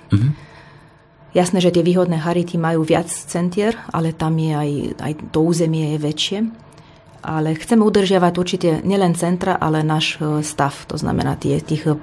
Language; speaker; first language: Slovak; non-native, fluent; Romanian